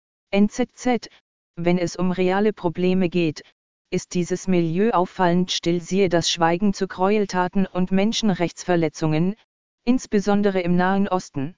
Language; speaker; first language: German; native; German